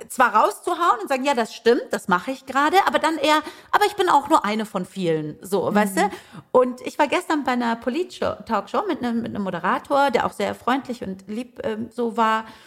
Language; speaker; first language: German; early bilingual, other home language; Persian